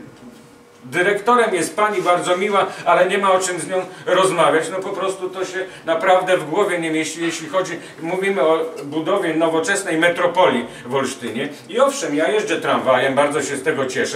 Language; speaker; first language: Polish; native; Polish